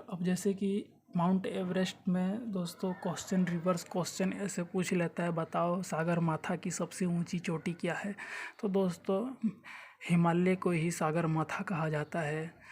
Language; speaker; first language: Hindi; native; Hindi